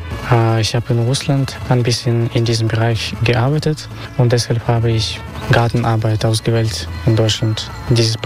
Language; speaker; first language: German; non-native, fluent; Russian